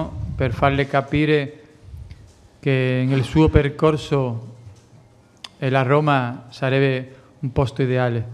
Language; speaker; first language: Italian; non-native, fluent; Spanish